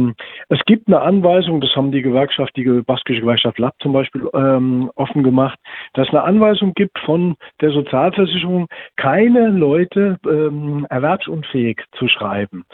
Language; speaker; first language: German; native; German